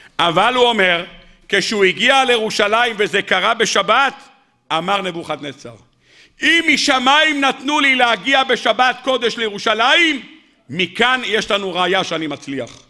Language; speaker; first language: Hebrew; native; Hebrew